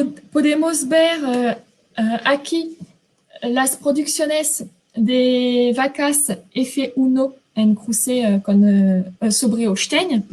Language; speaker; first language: Spanish; non-native, fluent; French